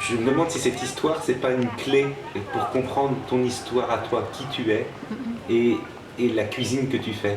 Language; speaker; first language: French; native; French